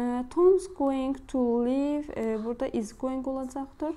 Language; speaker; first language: English; non-native, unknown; Azerbaijani